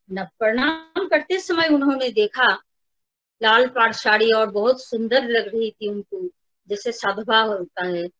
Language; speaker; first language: Hindi; non-native, local second language; Bangla